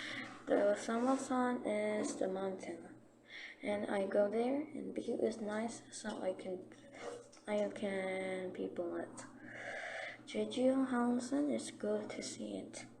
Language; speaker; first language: English; non-native, learner; Korean